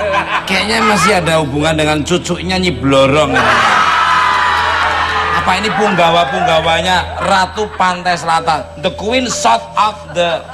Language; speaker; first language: Indonesian; native; Indonesian